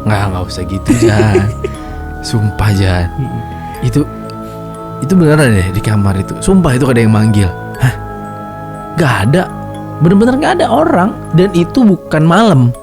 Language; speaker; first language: Indonesian; native; Indonesian